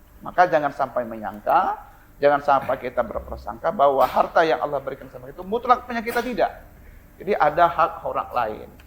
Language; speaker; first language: Indonesian; non-native, local second language; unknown